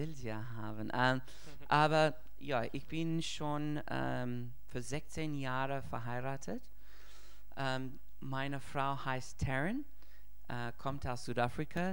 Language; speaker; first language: German; non-native, fluent; English